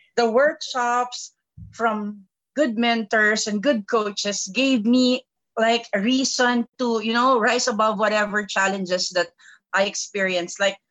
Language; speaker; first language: English; non-native, local second language; Filipino